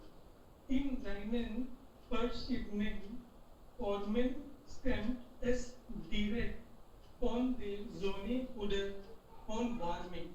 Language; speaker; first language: German; non-native, learner; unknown